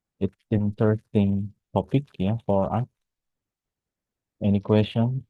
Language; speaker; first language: English; non-native, fluent; Indonesian